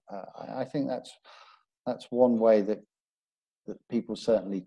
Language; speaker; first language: English; native; English